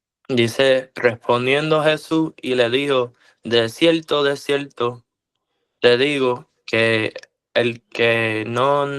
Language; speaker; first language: Spanish; early bilingual, heritage; Spanish